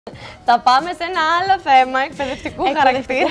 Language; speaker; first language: Greek; native; Greek